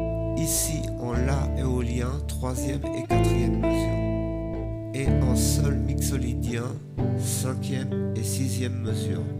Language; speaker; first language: French; native; French